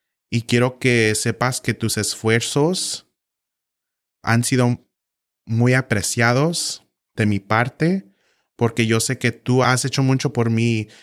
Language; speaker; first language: Spanish; early bilingual, heritage; Spanish